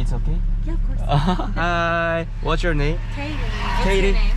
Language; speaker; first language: English; non-native, learner; Korean